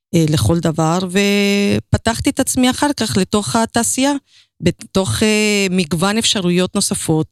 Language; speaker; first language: Hebrew; non-native, fluent; Spanish